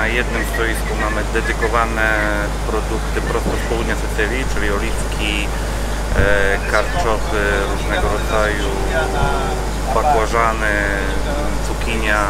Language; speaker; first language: Polish; native; Polish